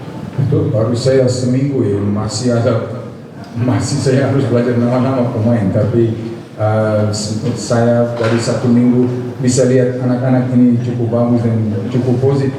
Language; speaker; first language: Indonesian; non-native, fluent; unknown